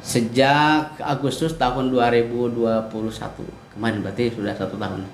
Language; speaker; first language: Indonesian; non-native, local second language; Sundanese